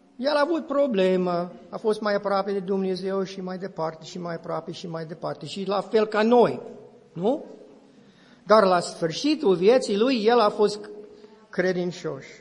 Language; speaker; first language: Romanian; non-native, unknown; English